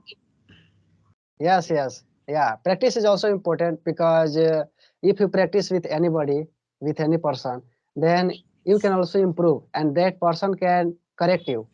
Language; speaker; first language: English; non-native, learner; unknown